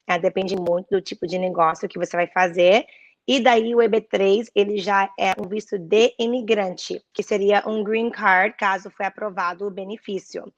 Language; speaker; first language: Portuguese; early bilingual, heritage; Portuguese